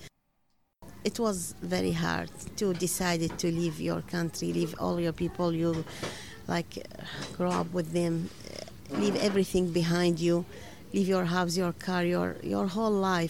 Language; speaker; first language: English; non-native, learner; Arabic